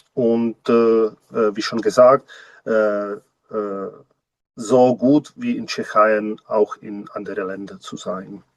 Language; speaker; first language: German; non-native, learner; Czech